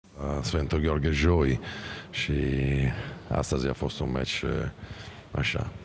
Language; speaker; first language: Romanian; non-native, fluent; Italian